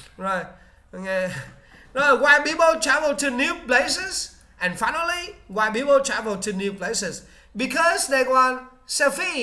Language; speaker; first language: English; non-native, learner; Vietnamese